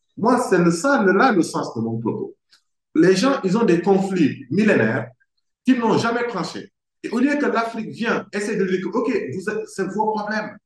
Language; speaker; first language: French; non-native, local second language; Wolof